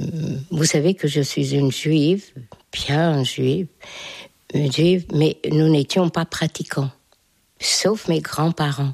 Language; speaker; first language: French; non-native, fluent; Hungarian